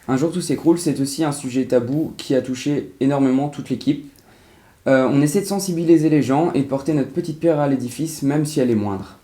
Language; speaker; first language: French; native; French